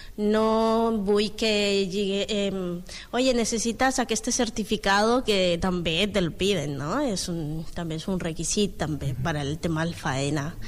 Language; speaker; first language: Catalan; non-native, learner; Spanish